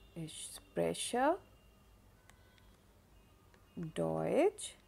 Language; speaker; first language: German; non-native, fluent; Hindi